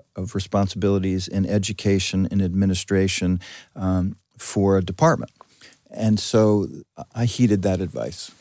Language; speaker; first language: English; early bilingual, other home language; Greek